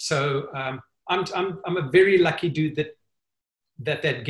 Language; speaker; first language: English; native; English